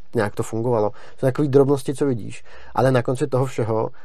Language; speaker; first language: Czech; native; Czech